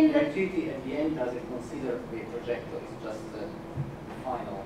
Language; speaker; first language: English; non-native, fluent; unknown